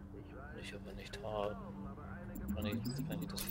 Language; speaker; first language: German; native; German